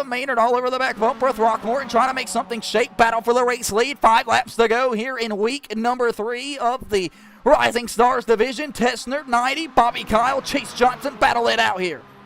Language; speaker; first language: English; native; English